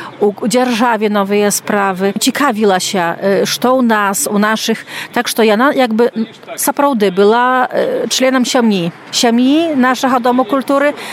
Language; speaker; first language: Belarusian; native; Belarusian